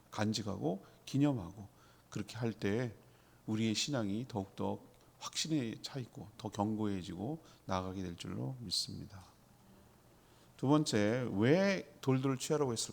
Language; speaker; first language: Korean; native; Korean